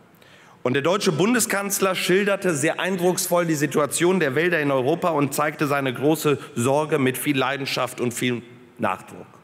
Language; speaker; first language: German; early bilingual, other home language; Polish